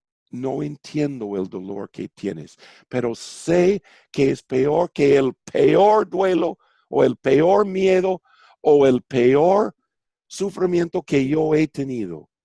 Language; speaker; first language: Spanish; non-native, fluent; English